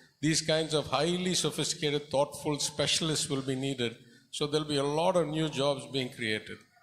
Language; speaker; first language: English; non-native, local second language; Tamil